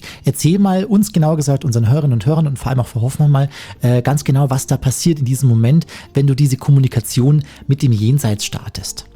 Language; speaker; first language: German; native; German